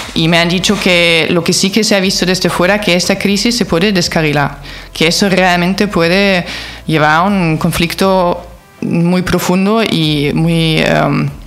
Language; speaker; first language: Spanish; non-native, fluent; German